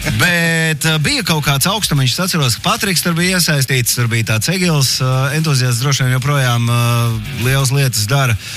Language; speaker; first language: Latvian; native; Latvian